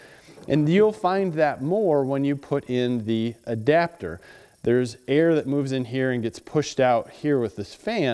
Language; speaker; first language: English; native; English